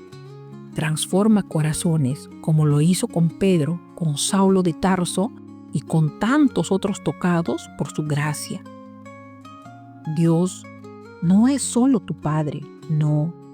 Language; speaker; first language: Spanish; native; Spanish